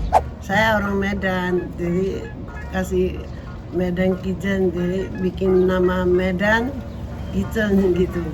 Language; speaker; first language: Indonesian; non-native, local second language; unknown